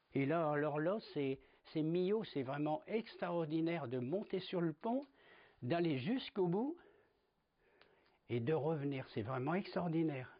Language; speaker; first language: French; native; French